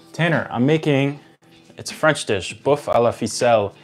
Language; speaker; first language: English; native; English